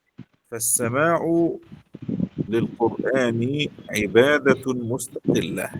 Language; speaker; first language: Arabic; native; Arabic